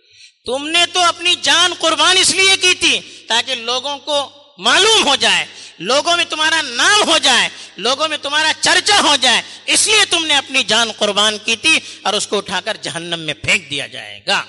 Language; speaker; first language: Urdu; native; Urdu